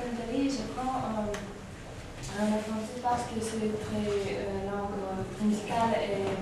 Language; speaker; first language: French; non-native, learner; Russian